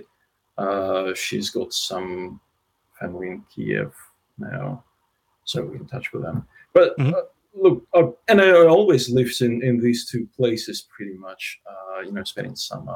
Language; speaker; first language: English; non-native, fluent; Russian